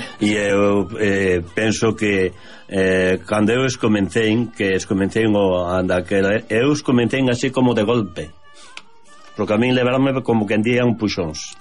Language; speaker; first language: Galician; early bilingual, heritage; Galician